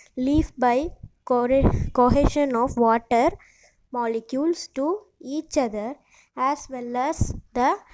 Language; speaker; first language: English; non-native, local second language; Tamil